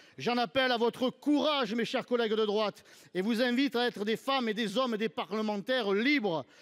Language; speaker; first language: French; native; French